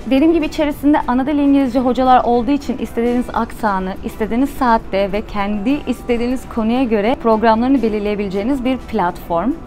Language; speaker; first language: Turkish; native; Turkish